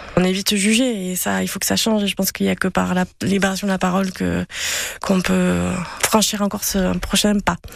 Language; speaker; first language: French; native; French